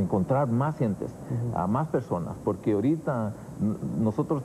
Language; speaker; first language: Spanish; early bilingual, other home language; English